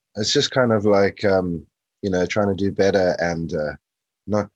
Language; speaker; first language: English; native; English